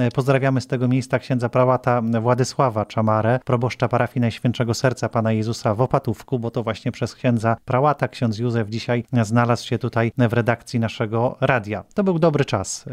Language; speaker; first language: Polish; native; Polish